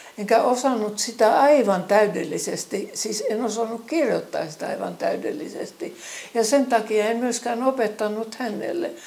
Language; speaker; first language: Finnish; early bilingual, other home language; Estonian